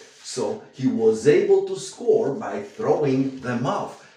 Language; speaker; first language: English; non-native, fluent; Spanish